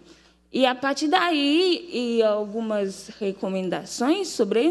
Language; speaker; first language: Portuguese; non-native, fluent; Haitian Creole